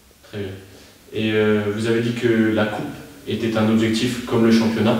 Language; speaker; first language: French; native; French